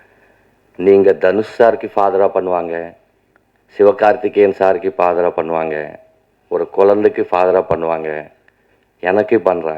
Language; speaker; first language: Tamil; non-native, learner; Telugu